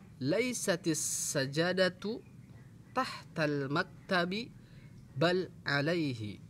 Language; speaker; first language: Arabic; non-native, fluent; Indonesian